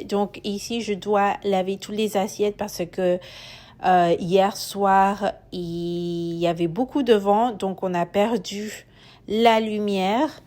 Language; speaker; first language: French; non-native, fluent; Spanish